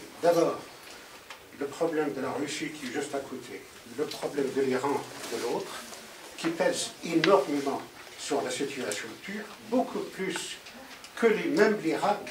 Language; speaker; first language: French; non-native, fluent; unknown